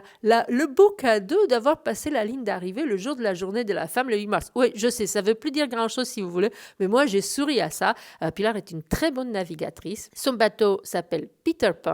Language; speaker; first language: French; native; French